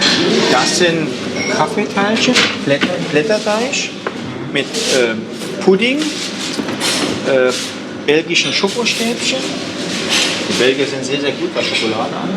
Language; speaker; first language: German; native; German